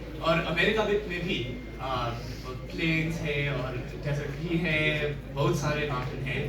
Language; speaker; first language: Hindi; early bilingual, heritage; English